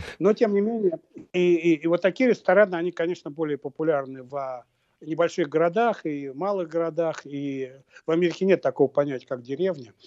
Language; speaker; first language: Russian; native; Russian